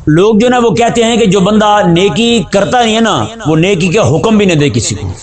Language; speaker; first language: Urdu; non-native, local second language; Punjabi